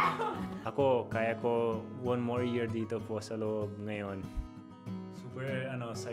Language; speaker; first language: Filipino; early bilingual, heritage; English